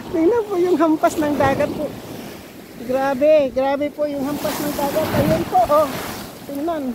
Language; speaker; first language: Filipino; non-native, local second language; Cebuano